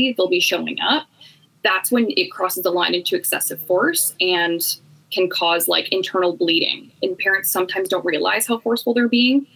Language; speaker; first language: English; native; English